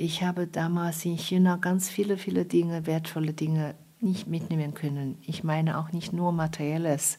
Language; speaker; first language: German; non-native, fluent; Chinese